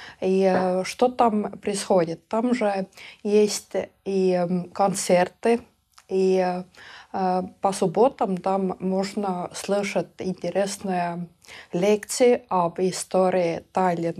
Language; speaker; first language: Russian; non-native, local second language; Estonian